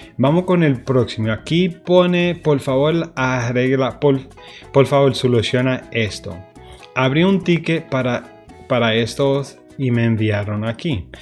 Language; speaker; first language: Spanish; early bilingual, heritage; Spanish